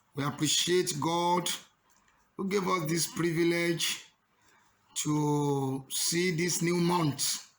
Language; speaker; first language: English; non-native, local second language; Yoruba